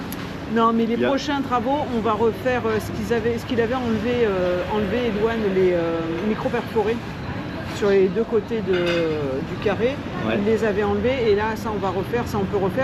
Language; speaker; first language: French; native; French